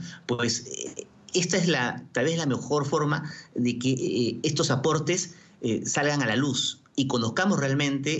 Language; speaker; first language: Spanish; native; Spanish